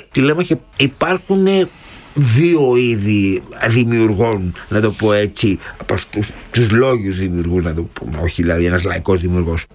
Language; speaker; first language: Greek; native; Greek